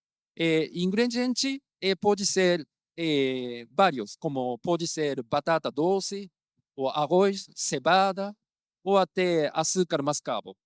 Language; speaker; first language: Portuguese; non-native, fluent; Japanese